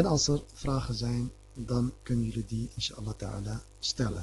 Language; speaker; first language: Dutch; non-native, fluent; Arabic